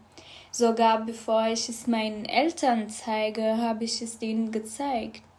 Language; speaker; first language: German; non-native, fluent; Arabic